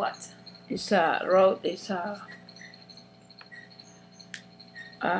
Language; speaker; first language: English; non-native, learner; Spanish